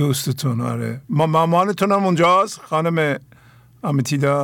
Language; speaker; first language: Persian; native; Persian